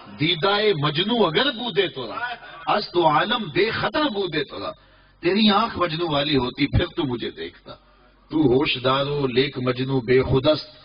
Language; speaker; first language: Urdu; non-native, local second language; Punjabi